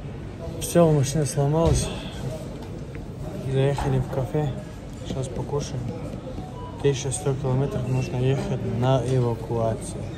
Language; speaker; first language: Russian; non-native, fluent; Tajik